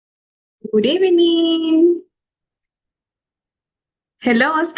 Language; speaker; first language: English; non-native, fluent; Spanish